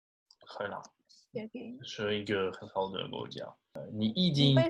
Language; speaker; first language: Chinese; non-native, learner; French